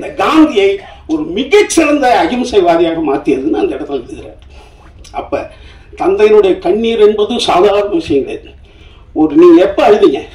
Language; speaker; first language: Tamil; native; Tamil